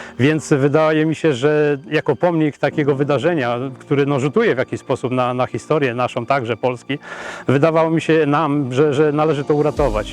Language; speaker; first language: Polish; native; Polish